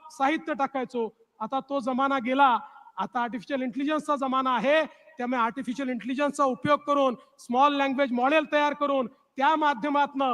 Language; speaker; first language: Marathi; native; Marathi